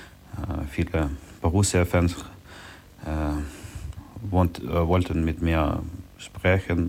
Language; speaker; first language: German; non-native, learner; Ukrainian